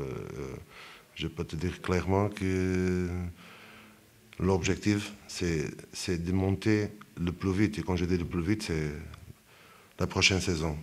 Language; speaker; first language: French; non-native, fluent; Portuguese